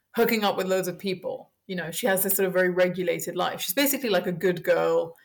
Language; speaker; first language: English; early bilingual, heritage; French